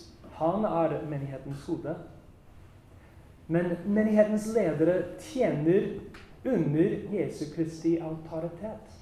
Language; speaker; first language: Norwegian; non-native, fluent; English